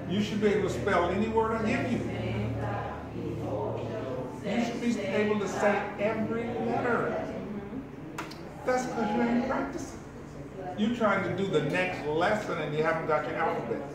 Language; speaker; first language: English; native; English